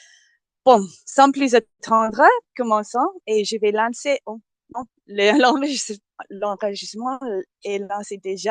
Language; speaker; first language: French; non-native, fluent; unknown